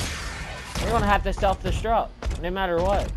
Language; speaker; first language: English; native; English